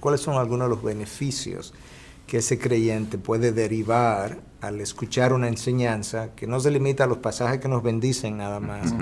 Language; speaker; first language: Spanish; native; Spanish